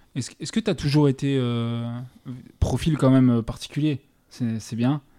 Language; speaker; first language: French; native; French